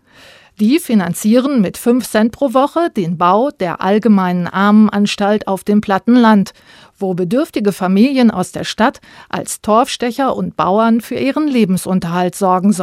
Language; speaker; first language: German; native; German